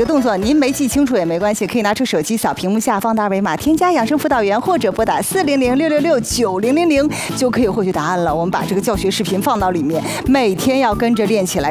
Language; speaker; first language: Chinese; native; Chinese